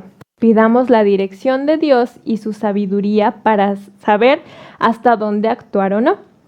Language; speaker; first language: Spanish; native; Spanish